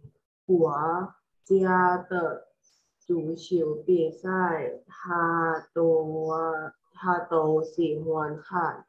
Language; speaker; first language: Chinese; non-native, learner; Thai